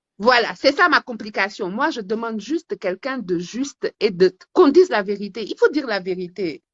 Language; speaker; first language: French; non-native, local second language; Wolof